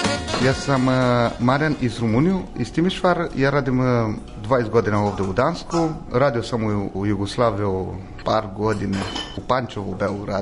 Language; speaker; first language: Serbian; non-native, learner; Romanian